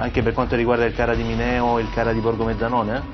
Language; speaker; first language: Italian; native; Italian